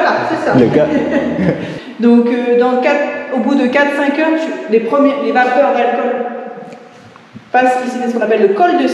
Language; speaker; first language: French; native; French